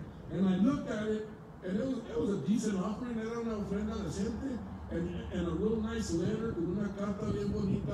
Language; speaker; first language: English; early bilingual, other home language; Spanish